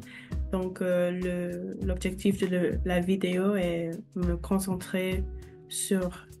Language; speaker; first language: French; non-native, fluent; English